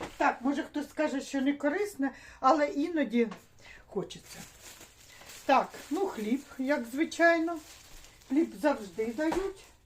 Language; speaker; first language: Ukrainian; native; Ukrainian